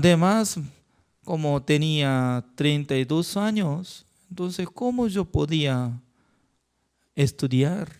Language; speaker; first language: Spanish; non-native, learner; Korean